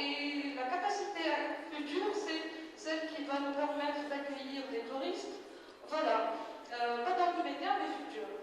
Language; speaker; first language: French; non-native, local second language; Arabic